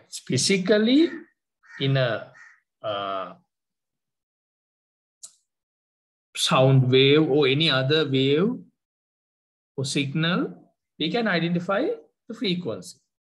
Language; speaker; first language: English; non-native, local second language; Sinhala